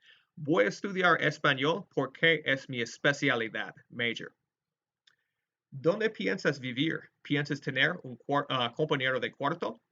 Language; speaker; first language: Spanish; non-native, fluent; English